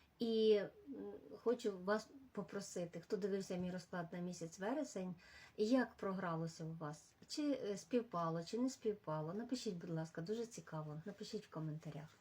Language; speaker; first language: Ukrainian; non-native, local second language; Russian